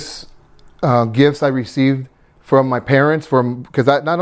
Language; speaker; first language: English; early bilingual, other home language; Spanish